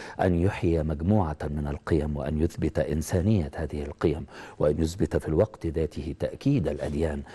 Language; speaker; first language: Arabic; native; Arabic